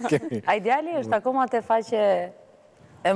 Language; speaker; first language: Albanian; native; Albanian